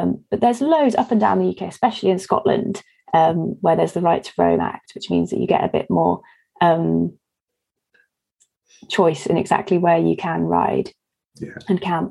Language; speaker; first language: English; native; English